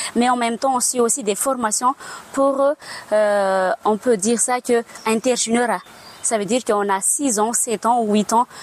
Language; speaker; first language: French; non-native, local second language; Malagasy